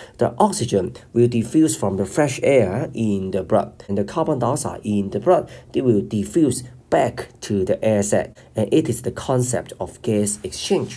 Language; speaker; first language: English; non-native, local second language; Cantonese